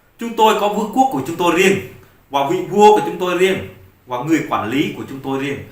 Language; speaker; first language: Vietnamese; non-native, local second language; Jarai